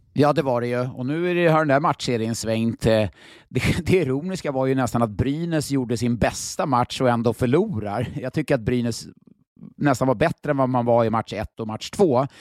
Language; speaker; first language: Swedish; native; Swedish